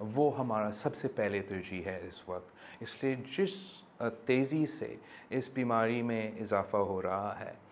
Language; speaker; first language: Urdu; non-native, local second language; English